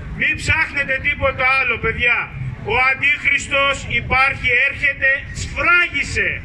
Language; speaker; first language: Greek; non-native, fluent; Armenian